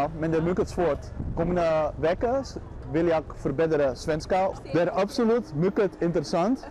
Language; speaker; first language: Swedish; non-native, learner; Dutch